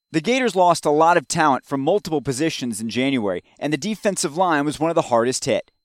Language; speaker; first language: English; native; English